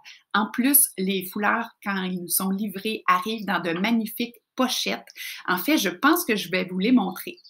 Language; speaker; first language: French; native; French